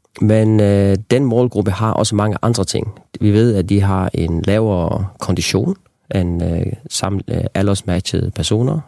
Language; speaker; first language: Danish; non-native, local second language; Faroese